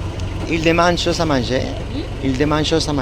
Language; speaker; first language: French; non-native, learner; Spanish